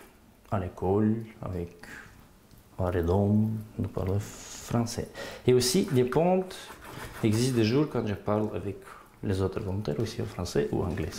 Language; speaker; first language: French; non-native, learner; Gagauz